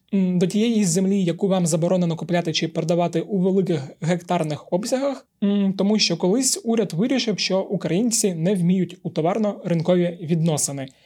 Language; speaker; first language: Ukrainian; non-native, local second language; Russian